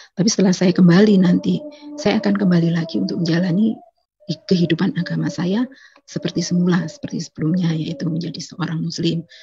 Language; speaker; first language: Indonesian; native; Indonesian